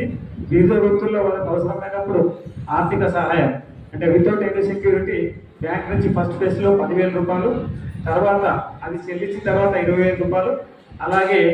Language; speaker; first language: Telugu; native; Telugu